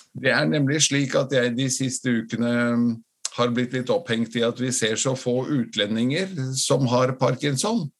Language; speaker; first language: Norwegian; non-native, fluent; Latvian